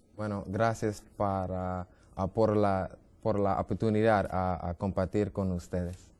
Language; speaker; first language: Spanish; non-native, learner; English